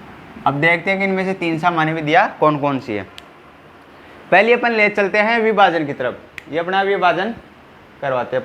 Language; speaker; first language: Hindi; native; Hindi